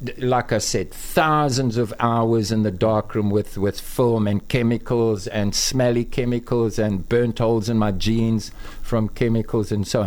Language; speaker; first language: English; native; English